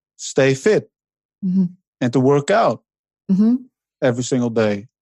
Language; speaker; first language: English; non-native, fluent; Dutch